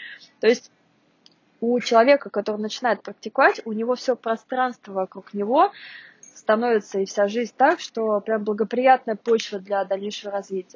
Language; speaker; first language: Russian; native; Russian